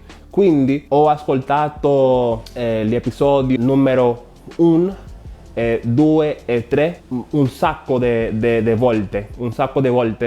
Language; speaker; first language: Italian; non-native, learner; Spanish